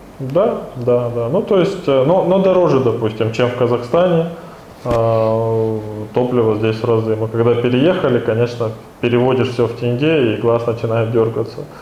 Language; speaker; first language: Russian; native; Russian